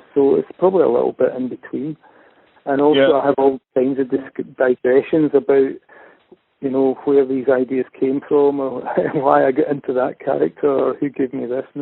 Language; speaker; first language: English; native; English